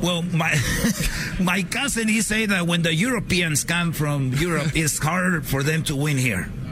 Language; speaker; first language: English; non-native, fluent; Spanish